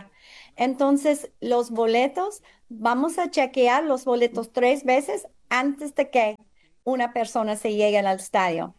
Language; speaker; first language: Spanish; early bilingual, heritage; English